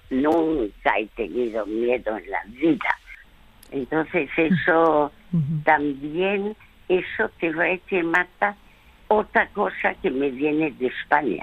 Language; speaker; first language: Spanish; early bilingual, other home language; French